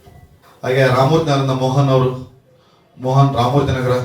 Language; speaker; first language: Kannada; native; Kannada